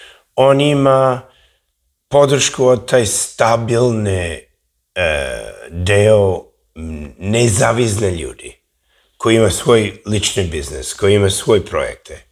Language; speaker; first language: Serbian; early bilingual, heritage; English